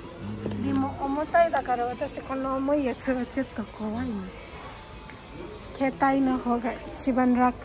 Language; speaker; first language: Japanese; non-native, learner; Nepali